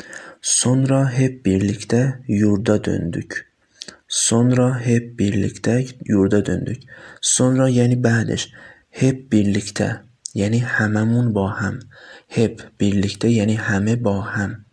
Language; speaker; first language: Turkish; non-native, fluent; Persian